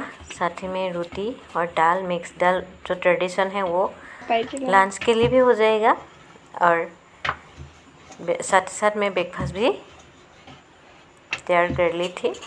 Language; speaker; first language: Hindi; non-native, local second language; Assamese